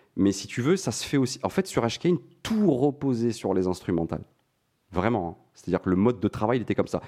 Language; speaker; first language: French; non-native, local second language; Arabic